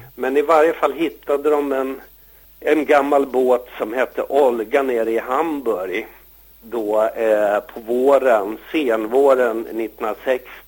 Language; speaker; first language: Swedish; native; Swedish